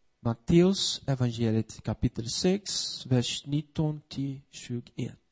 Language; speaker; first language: Swedish; non-native, fluent; Portuguese